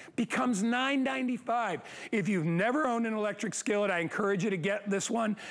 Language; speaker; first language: English; native; English